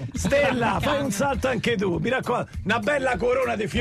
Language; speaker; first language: Italian; native; Italian